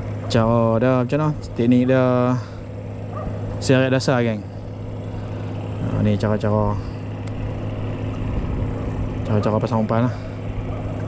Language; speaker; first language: Malay; native; Malay